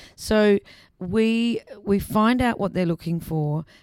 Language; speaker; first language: English; native; English